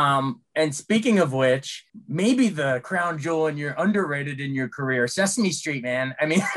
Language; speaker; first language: English; native; English